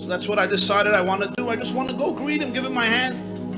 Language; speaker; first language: English; native; English